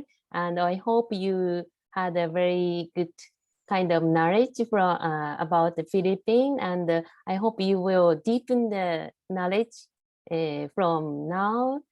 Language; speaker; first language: English; non-native, fluent; Japanese